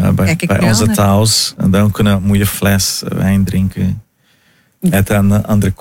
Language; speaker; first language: Dutch; non-native, learner; Portuguese